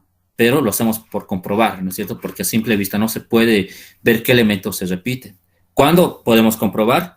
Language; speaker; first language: Spanish; native; Spanish